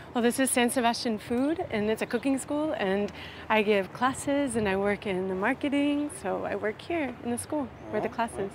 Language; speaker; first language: English; native; English